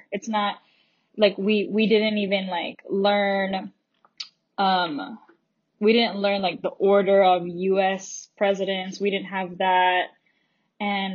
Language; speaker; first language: English; native; English